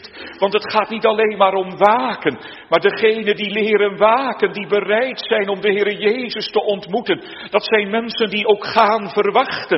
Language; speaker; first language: Dutch; native; Dutch